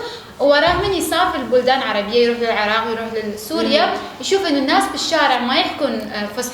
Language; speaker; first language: Arabic; non-native, fluent; Persian